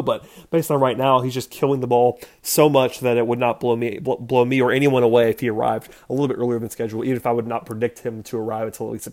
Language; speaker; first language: English; native; English